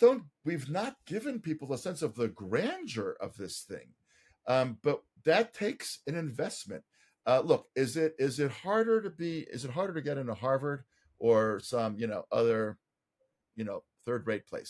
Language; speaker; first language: English; native; English